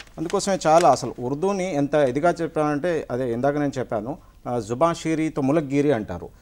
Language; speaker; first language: Telugu; non-native, local second language; Urdu